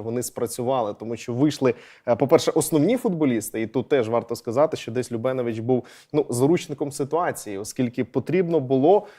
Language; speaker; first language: Ukrainian; native; Ukrainian